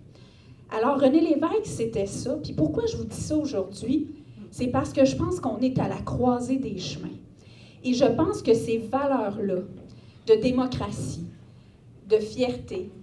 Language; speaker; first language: French; native; French